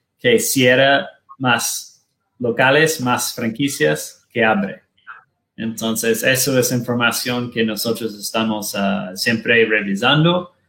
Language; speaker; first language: Spanish; non-native, learner; Portuguese